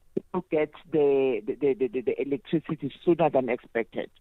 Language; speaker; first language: English; non-native, local second language; Zulu